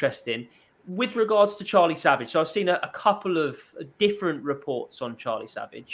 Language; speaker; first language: English; native; English